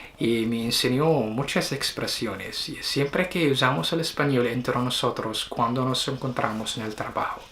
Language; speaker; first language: Spanish; non-native, learner; Arabic